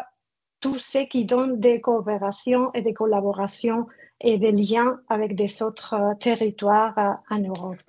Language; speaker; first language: French; non-native, fluent; Spanish